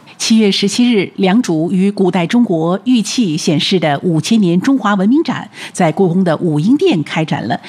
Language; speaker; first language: Chinese; native; Chinese